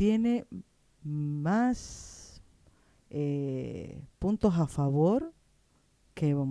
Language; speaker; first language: Spanish; native; Spanish